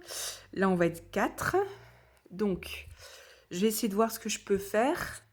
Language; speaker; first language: French; native; French